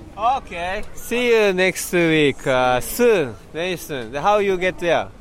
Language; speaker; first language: English; non-native, learner; Japanese